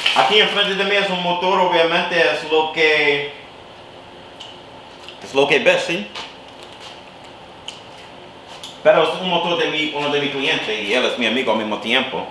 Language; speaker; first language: Spanish; non-native, learner; English